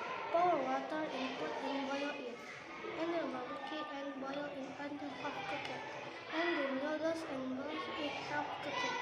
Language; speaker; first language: English; non-native, learner; Indonesian